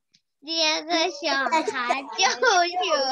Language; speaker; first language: Chinese; early bilingual, heritage; Chinese